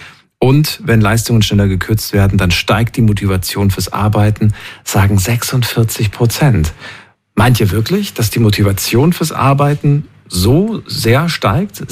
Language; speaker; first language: German; native; German